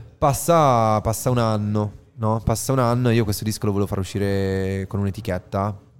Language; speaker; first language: Italian; native; Italian